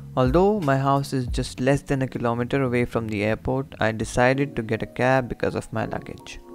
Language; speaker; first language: English; non-native, local second language; Hindi